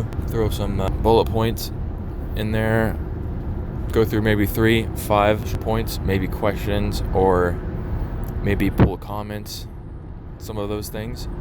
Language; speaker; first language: English; native; English